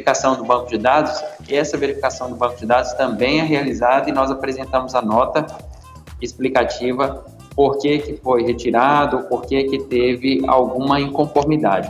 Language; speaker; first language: Portuguese; native; Portuguese